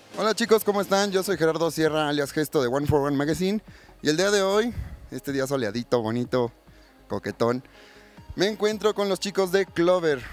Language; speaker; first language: Spanish; native; Spanish